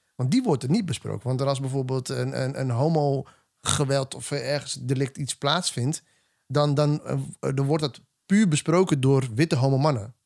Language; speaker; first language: Dutch; native; Dutch